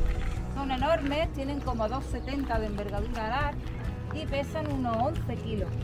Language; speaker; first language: Spanish; native; Spanish